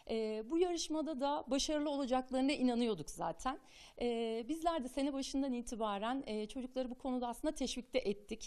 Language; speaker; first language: Turkish; native; Turkish